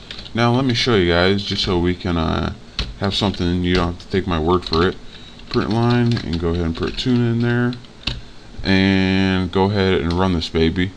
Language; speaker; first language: English; native; English